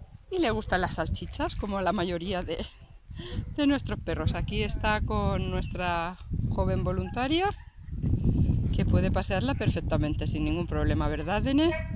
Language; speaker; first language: Spanish; native; Spanish